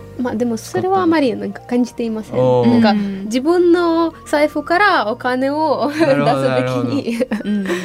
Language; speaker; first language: Japanese; non-native, fluent; Ukrainian